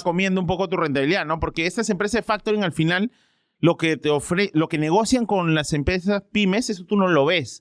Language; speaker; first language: Spanish; native; Spanish